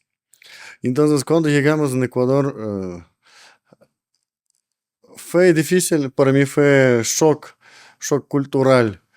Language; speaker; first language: Spanish; non-native, learner; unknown